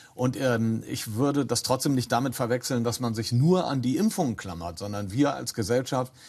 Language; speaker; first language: German; native; German